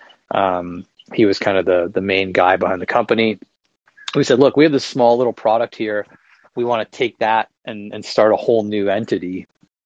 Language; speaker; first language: English; native; English